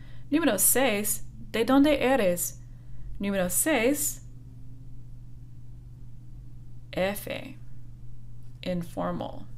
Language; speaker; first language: Spanish; non-native, fluent; English